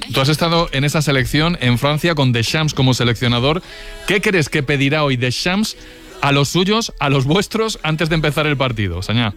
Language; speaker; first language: Spanish; native; Spanish